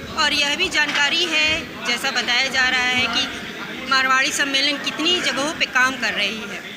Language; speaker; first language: Hindi; native; Hindi